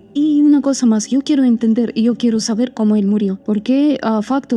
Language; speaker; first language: Spanish; non-native, learner; Armenian